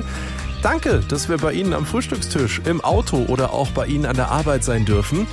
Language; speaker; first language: German; native; German